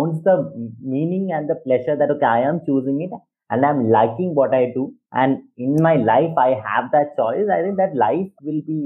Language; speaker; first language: English; non-native, local second language; Malayalam